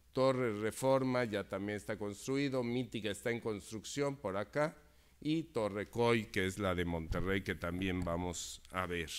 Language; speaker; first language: Spanish; native; Spanish